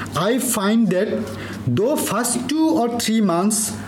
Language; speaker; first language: English; non-native, local second language; Bangla